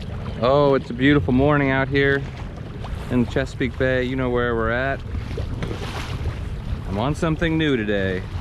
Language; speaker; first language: English; native; English